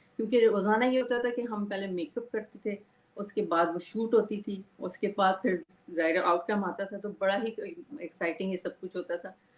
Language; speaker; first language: Urdu; native; Urdu